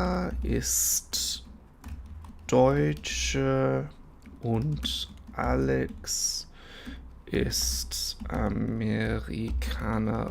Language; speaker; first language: German; non-native, fluent; English